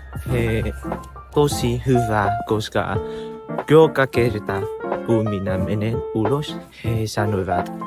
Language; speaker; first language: Finnish; non-native, learner; Vietnamese